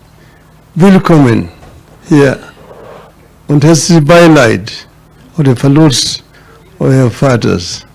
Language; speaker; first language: German; non-native, learner; Luo (Kenya and Tanzania)